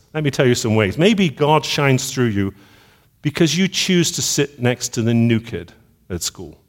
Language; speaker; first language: English; native; English